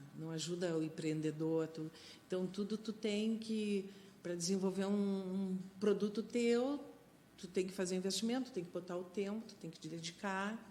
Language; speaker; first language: Portuguese; non-native, fluent; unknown